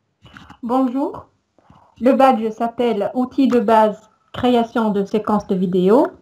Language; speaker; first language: French; non-native, local second language; Arabic